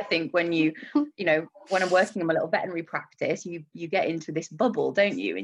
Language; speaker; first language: English; native; English